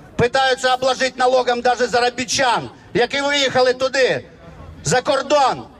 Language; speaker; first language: Ukrainian; non-native, local second language; Russian